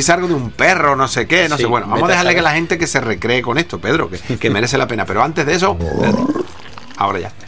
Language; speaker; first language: Spanish; native; Spanish